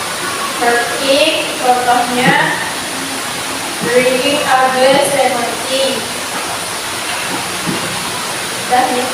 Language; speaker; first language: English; non-native, learner; Indonesian